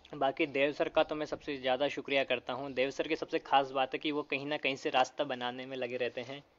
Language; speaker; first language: Hindi; native; Hindi